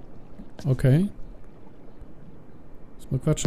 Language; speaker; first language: German; native; German